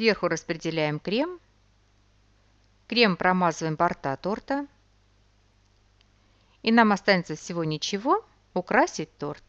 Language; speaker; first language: Russian; native; Russian